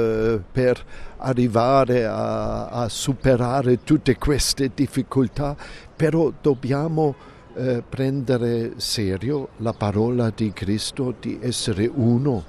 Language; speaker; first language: Italian; non-native, fluent; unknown